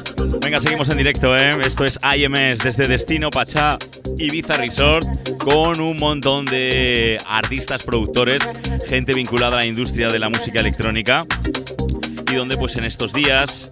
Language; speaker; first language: Spanish; native; Spanish